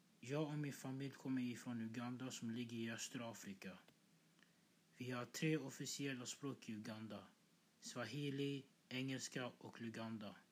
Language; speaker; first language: Swedish; early bilingual, other home language; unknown